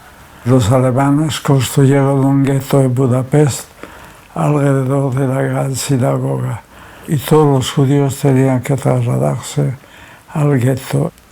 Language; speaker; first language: Spanish; early bilingual, other home language; German